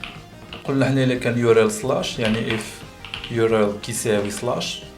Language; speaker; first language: Arabic; native; Arabic